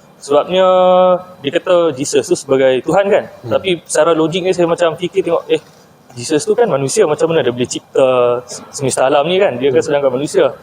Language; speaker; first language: Malay; native; Malay